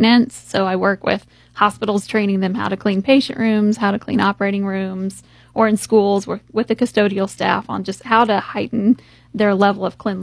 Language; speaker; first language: English; native; English